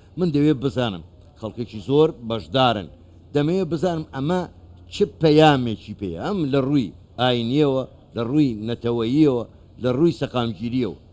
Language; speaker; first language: Central Kurdish; native; Central Kurdish